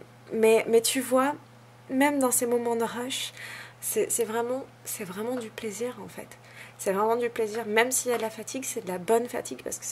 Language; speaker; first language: French; native; French